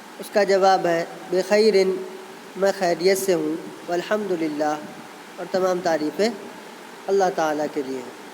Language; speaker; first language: Urdu; native; Urdu